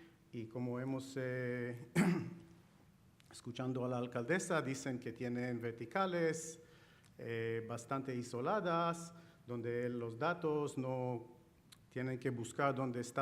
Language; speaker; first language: Spanish; non-native, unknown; Chinese